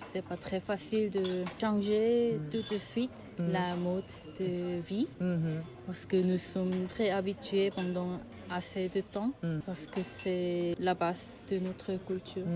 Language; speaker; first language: French; non-native, learner; Korean